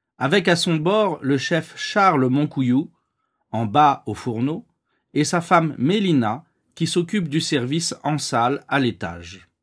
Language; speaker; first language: French; native; French